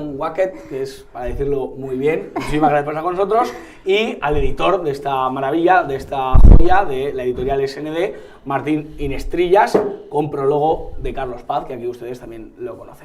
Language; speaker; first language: Spanish; native; Spanish